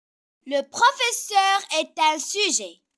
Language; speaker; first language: French; non-native, fluent; Arabic